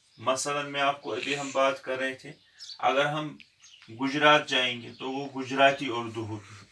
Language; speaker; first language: Urdu; non-native, local second language; Kashmiri